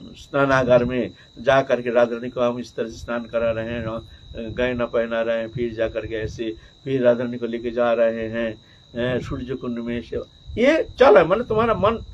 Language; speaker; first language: Hindi; non-native, local second language; Bangla